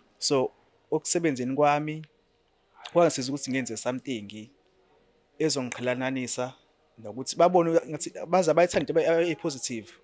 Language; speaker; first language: Zulu; native; Zulu